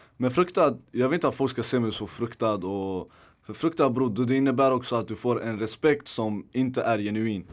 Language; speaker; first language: Swedish; native; Swedish